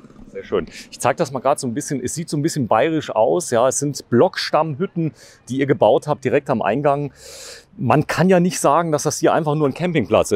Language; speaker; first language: German; native; German